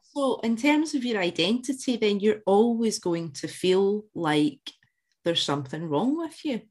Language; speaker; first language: English; native; English